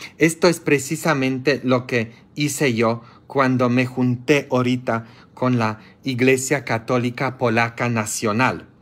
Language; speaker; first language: Spanish; non-native, fluent; Polish